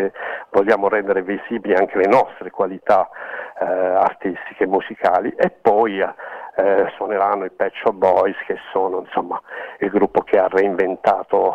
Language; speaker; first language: Italian; native; Italian